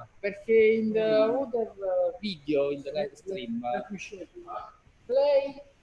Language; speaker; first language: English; non-native, learner; Italian